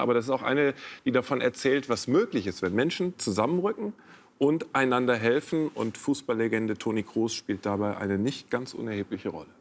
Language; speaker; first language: German; native; German